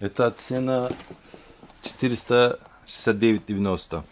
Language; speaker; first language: Russian; non-native, learner; Turkish